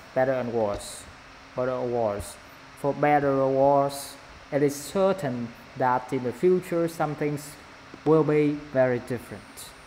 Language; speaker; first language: English; non-native, fluent; Vietnamese